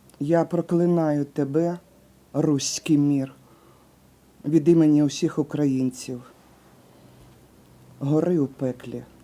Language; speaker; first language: Ukrainian; native; Ukrainian